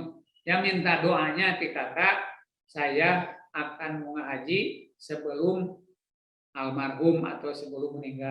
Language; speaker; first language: Indonesian; non-native, local second language; Sundanese